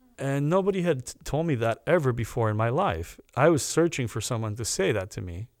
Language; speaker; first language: English; early bilingual, other home language; Romanian